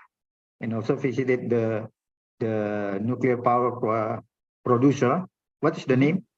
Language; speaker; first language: English; non-native, learner; Indonesian